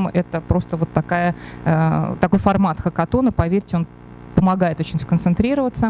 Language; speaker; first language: Russian; native; Russian